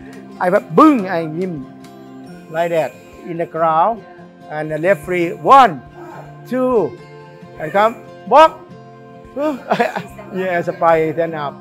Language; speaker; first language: English; non-native, learner; Thai